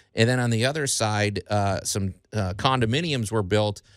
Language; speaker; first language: English; native; English